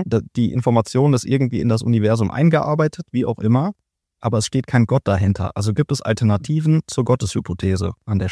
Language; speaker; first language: German; native; German